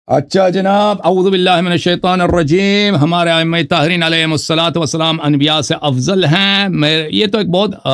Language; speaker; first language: Urdu; non-native, fluent; Persian